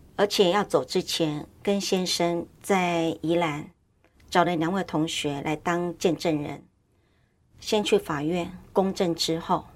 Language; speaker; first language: Chinese; native; Chinese